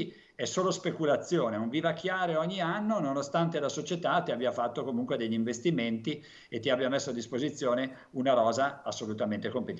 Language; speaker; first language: Italian; native; Italian